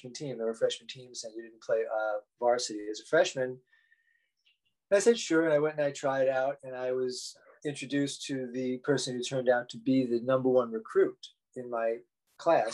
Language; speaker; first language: English; native; English